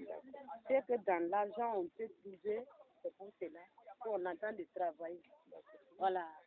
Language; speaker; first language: French; non-native, learner; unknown